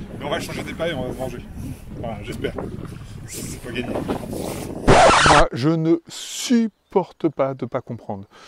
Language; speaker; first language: French; native; French